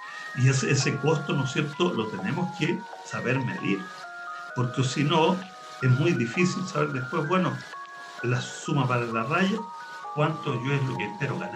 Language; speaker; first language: Spanish; native; Spanish